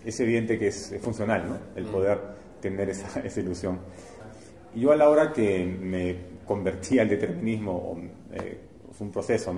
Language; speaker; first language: Spanish; native; Spanish